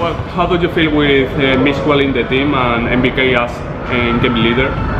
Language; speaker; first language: English; non-native, learner; Spanish